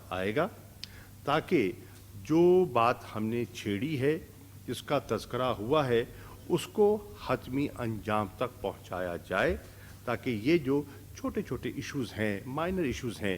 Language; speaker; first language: Urdu; native; Urdu